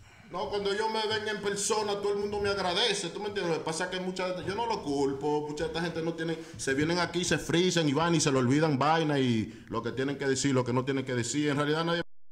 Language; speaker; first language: Spanish; native; Spanish